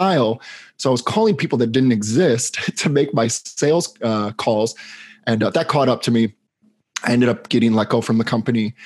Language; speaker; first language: English; native; English